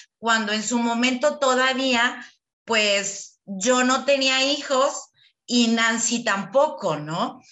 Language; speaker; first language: Spanish; native; Spanish